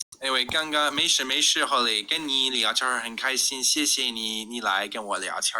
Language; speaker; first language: Chinese; non-native, learner; English